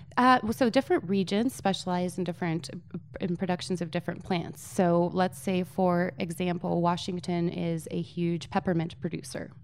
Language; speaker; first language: English; early bilingual, other home language; Polish